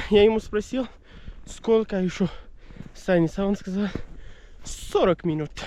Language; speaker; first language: Russian; non-native, learner; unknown